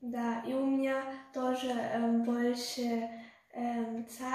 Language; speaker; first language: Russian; early bilingual, heritage; Russian